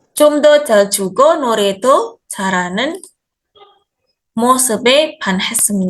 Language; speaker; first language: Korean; non-native, fluent; Indonesian